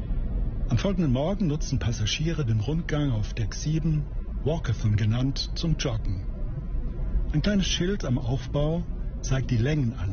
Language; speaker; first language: German; native; German